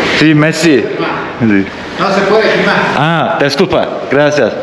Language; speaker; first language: Spanish; non-native, learner; Turkish